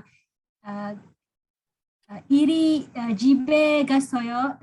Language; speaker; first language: Korean; non-native, learner; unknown